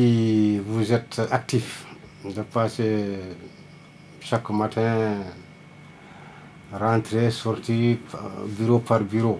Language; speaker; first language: French; non-native, local second language; Fula